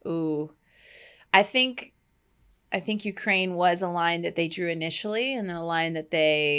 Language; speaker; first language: English; native; English